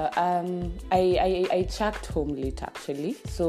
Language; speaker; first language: English; non-native, local second language; Swahili